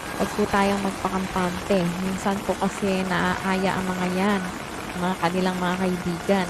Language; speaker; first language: Filipino; native; Filipino